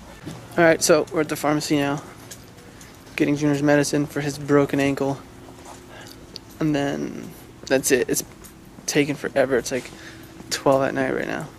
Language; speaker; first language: English; native; English